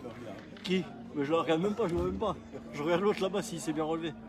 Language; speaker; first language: French; native; French